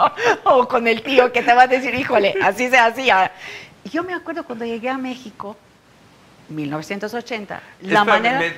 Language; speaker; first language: Spanish; non-native, fluent; Turkish